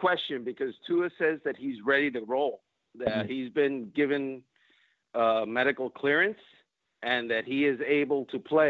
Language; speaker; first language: English; non-native, fluent; Spanish